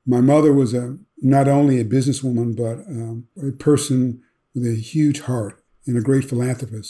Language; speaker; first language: English; native; English